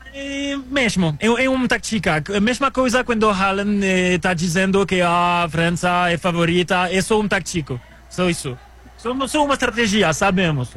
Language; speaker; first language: Portuguese; non-native, learner; French